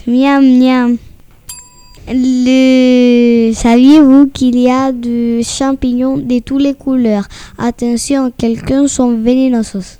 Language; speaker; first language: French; non-native, learner; Spanish